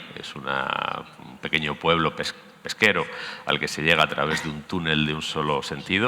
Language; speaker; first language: Spanish; native; Spanish